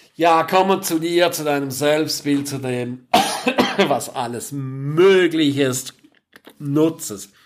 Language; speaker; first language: German; non-native, local second language; Romansh